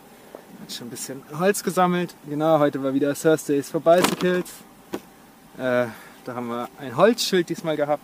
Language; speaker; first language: German; native; German